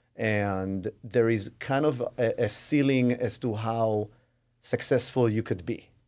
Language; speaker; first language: English; non-native, fluent; Hebrew